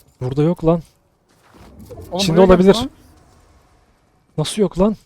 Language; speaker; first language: Turkish; native; Turkish